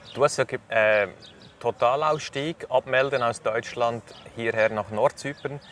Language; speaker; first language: German; native; German